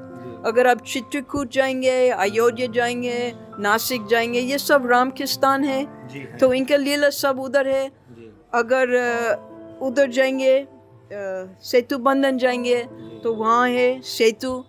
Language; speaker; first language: Hindi; non-native, learner; English